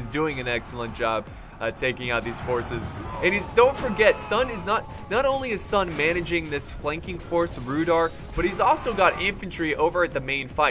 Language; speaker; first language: English; native; English